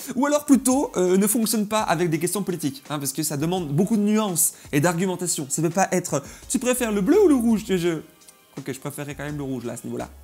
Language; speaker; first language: French; native; French